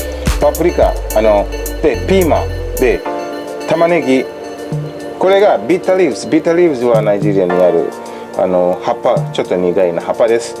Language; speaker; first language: Japanese; non-native, learner; Swahili